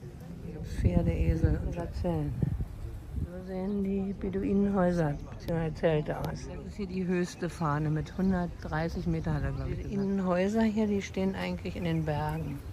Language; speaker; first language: German; native; German